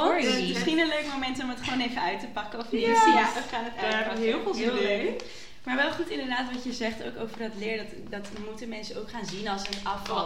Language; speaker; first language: Dutch; native; Dutch